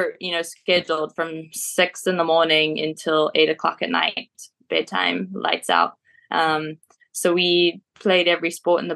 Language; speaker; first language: English; native; English